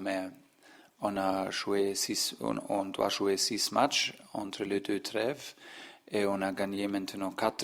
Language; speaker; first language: French; non-native, learner; German